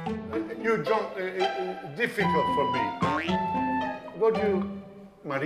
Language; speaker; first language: English; non-native, learner; Italian